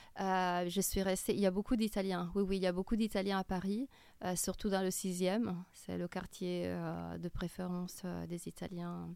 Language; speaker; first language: French; non-native, fluent; Italian